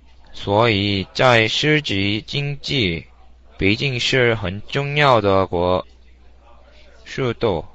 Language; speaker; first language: Chinese; non-native, learner; Korean